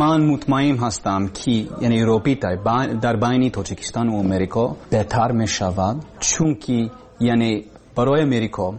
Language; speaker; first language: Persian; non-native, learner; English